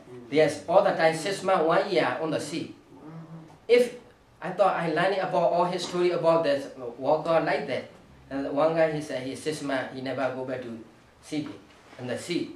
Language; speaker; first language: English; non-native, learner; Burmese